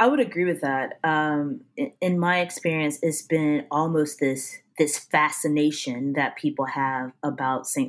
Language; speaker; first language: English; native; English